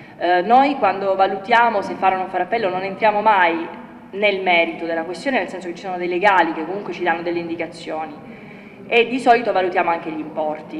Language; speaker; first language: Italian; native; Italian